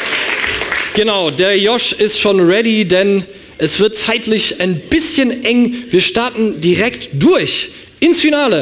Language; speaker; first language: German; native; German